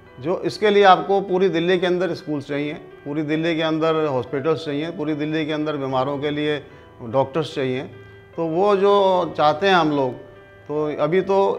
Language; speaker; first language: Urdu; non-native, local second language; Punjabi